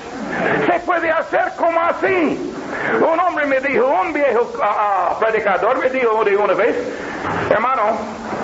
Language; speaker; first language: Spanish; non-native, learner; English